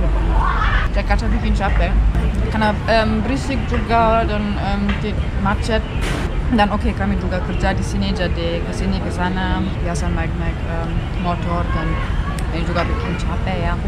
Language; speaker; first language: Indonesian; non-native, fluent; German